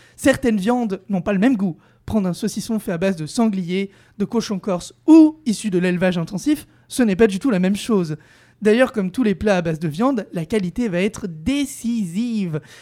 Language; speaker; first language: French; native; French